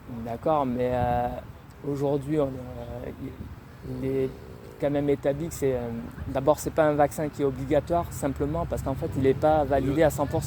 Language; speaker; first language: French; native; French